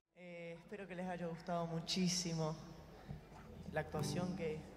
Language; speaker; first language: Spanish; native; Spanish